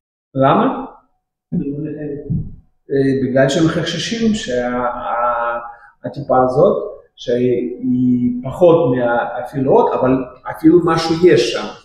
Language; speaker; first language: Hebrew; non-native, fluent; Russian